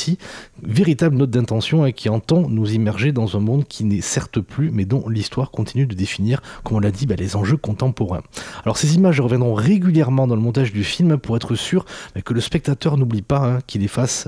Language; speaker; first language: French; native; French